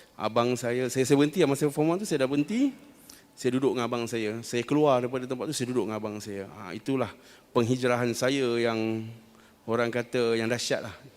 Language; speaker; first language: Malay; native; Malay